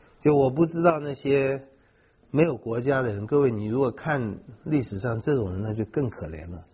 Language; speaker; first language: Chinese; native; Chinese